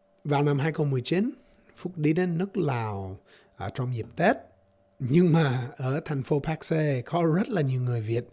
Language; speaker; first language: Vietnamese; non-native, learner; English